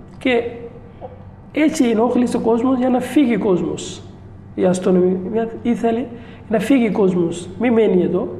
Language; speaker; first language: Greek; non-native, learner; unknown